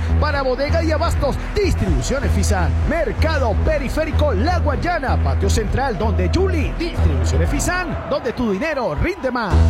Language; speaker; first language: Spanish; native; Spanish